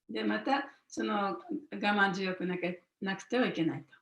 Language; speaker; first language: Japanese; native; Japanese